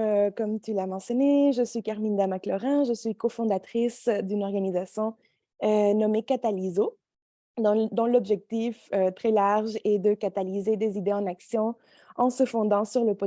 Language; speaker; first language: French; native; French